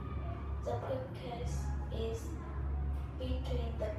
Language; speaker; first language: English; non-native, learner; Vietnamese